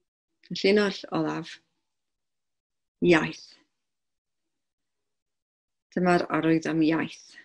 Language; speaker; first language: Welsh; non-native, local second language; English